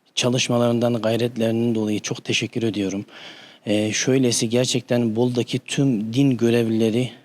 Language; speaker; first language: Turkish; native; Turkish